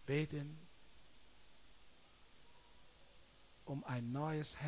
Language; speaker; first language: German; non-native, learner; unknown